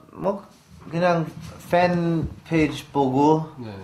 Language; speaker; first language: Korean; early bilingual, heritage; English